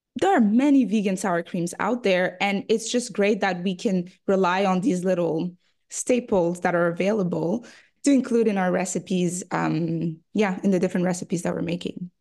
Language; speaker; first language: English; early bilingual, other home language; French